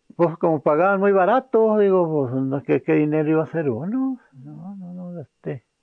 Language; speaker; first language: Spanish; native; Spanish